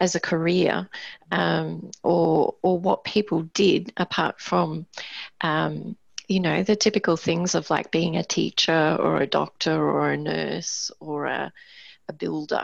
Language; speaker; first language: English; native; English